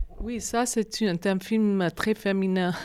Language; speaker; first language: French; non-native, fluent; Arabic